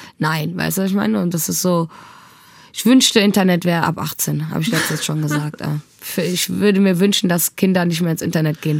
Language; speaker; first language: German; early bilingual, other home language; Tigrinya